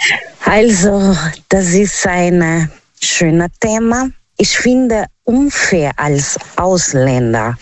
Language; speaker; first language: German; non-native, learner; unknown